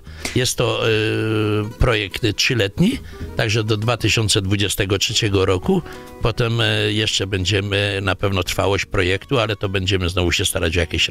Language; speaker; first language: Polish; native; Polish